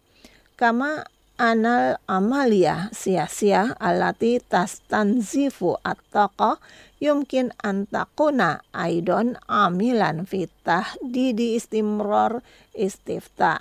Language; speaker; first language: Arabic; non-native, fluent; Indonesian